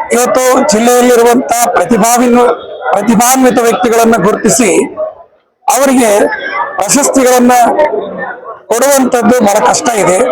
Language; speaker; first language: Kannada; native; Kannada